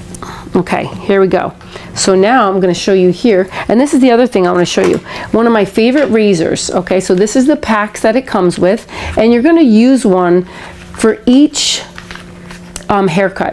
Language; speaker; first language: English; native; English